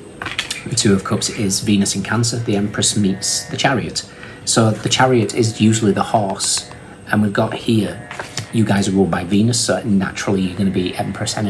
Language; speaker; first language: English; native; English